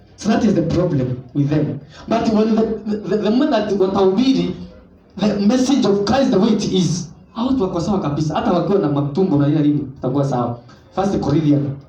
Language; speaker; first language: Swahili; non-native, local second language; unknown